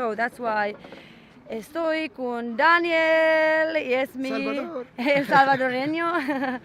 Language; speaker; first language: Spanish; non-native, learner; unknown